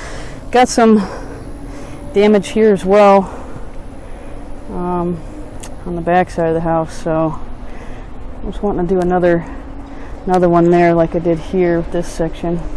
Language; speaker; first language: English; native; English